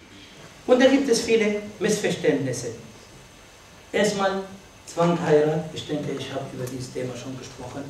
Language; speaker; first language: German; non-native, fluent; Arabic